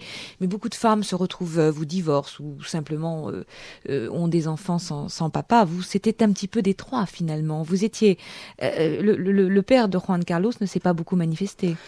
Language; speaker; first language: French; native; French